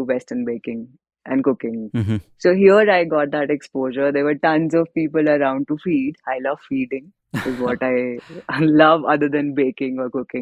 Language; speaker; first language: English; non-native, local second language; Hindi